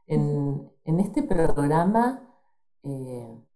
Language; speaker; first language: Spanish; native; Spanish